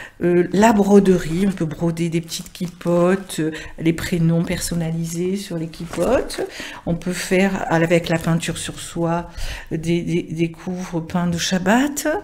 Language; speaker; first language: French; native; French